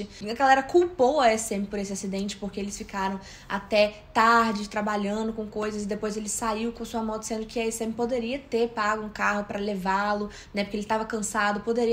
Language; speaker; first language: Portuguese; native; Portuguese